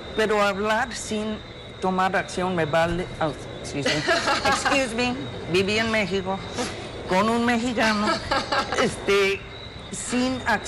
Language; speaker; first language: Spanish; non-native, fluent; English